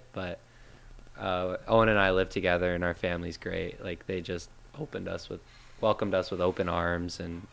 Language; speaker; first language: English; native; English